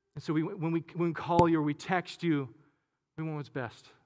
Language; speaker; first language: English; native; English